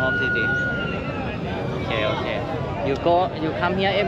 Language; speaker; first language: English; non-native, learner; Lao